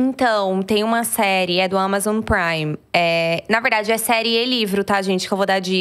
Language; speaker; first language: Portuguese; native; Portuguese